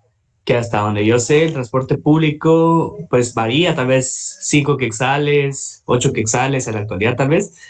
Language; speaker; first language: Spanish; native; Spanish